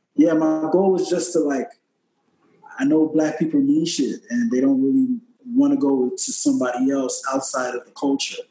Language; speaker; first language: English; native; English